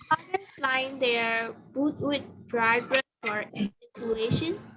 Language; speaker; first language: English; non-native, learner; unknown